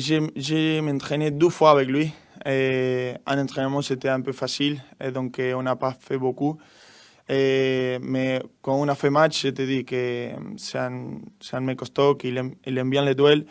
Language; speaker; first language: French; non-native, learner; Spanish